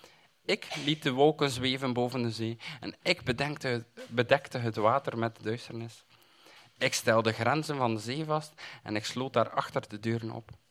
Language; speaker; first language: Dutch; native; Dutch